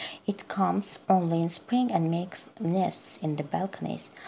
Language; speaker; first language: English; non-native, fluent; Azerbaijani